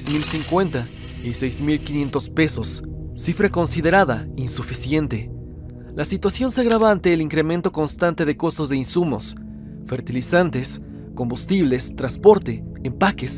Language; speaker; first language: Spanish; native; Spanish